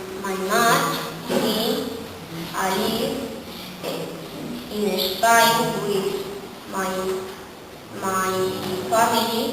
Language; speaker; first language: English; non-native, learner; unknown